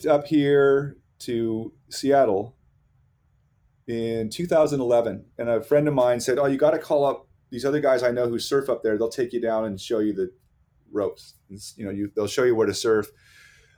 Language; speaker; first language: English; native; English